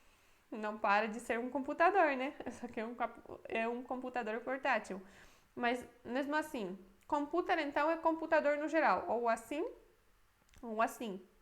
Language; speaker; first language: Portuguese; non-native, fluent; Polish